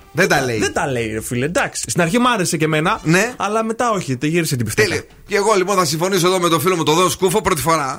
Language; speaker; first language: Greek; native; Greek